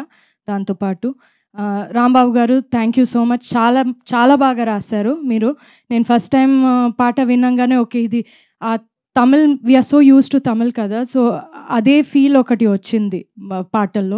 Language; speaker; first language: Telugu; non-native, fluent; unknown